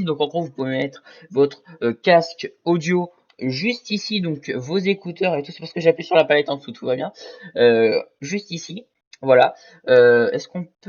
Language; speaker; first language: French; native; French